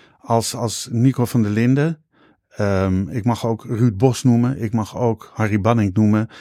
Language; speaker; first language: Dutch; native; Dutch